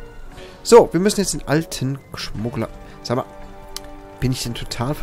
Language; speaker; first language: German; native; German